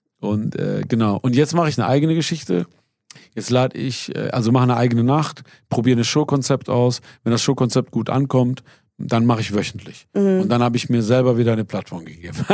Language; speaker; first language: German; early bilingual, other home language; Persian